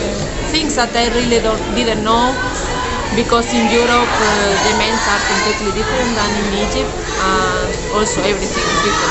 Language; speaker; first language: English; non-native, fluent; Spanish